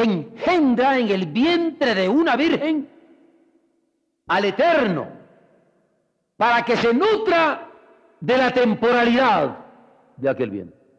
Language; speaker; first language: Spanish; native; Spanish